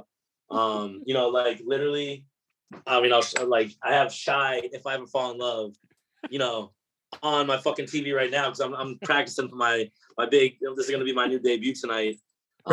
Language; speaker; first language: English; native; English